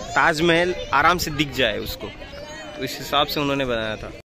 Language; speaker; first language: Hindi; non-native, local second language; Marathi